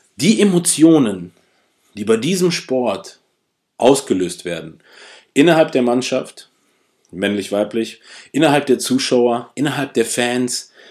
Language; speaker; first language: German; early bilingual, other home language; Russian